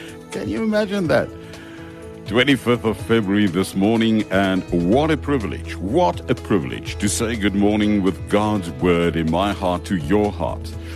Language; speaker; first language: English; non-native, local second language; Afrikaans